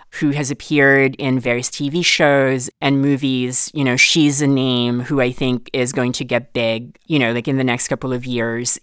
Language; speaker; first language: English; non-native, local second language; Filipino